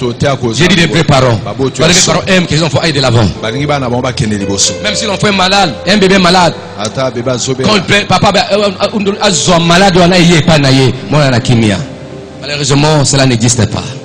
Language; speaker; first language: French; non-native, local second language; Lingala